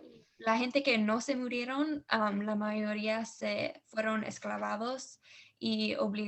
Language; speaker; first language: Spanish; early bilingual, heritage; Spanish